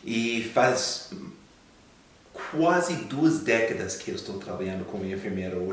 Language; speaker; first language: Portuguese; non-native, fluent; English